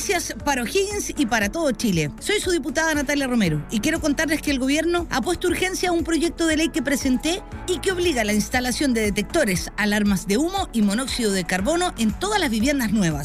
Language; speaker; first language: Spanish; native; Spanish